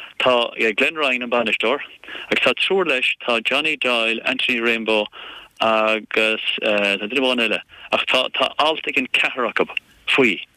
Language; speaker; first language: Irish; native; Irish